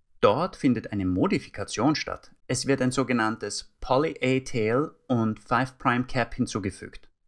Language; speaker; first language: German; native; German